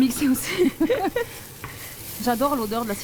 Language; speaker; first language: French; native; French